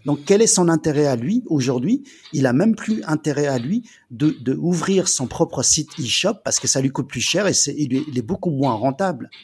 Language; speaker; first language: French; early bilingual, other home language; Chinese